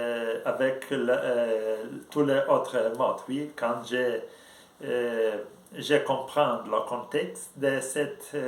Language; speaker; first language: French; non-native, learner; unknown